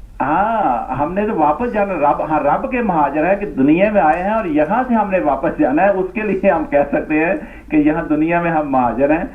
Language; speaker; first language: Urdu; non-native, local second language; Punjabi